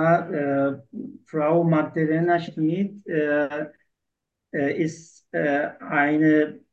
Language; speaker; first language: German; non-native, learner; Turkish